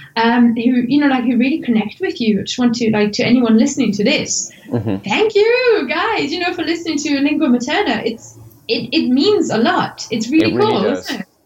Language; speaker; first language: English; non-native, fluent; German